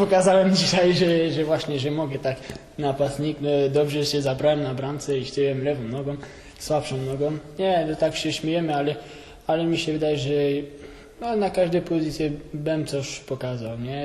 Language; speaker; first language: Polish; early bilingual, heritage; French